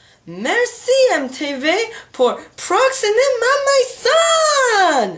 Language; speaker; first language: French; non-native, learner; English